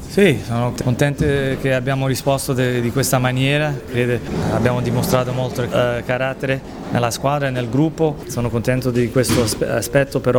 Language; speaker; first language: Italian; early bilingual, heritage; Italian